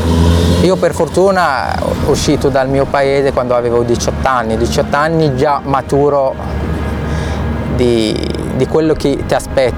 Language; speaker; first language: Italian; non-native, fluent; Arabic